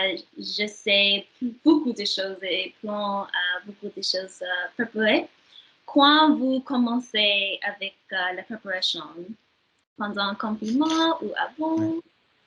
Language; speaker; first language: French; non-native, learner; English